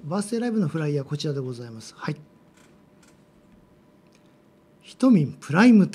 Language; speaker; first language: Japanese; native; Japanese